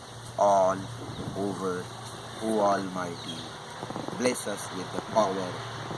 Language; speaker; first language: English; non-native, local second language; Hindi